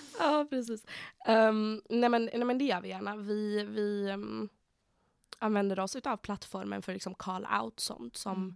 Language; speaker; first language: Swedish; early bilingual, other home language; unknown